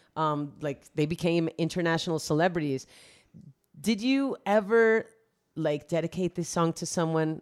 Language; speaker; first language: English; early bilingual, other home language; Spanish